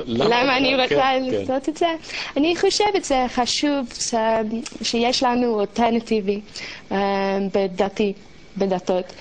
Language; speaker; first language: Hebrew; non-native, learner; English